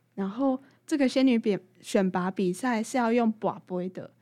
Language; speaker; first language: Chinese; native; Chinese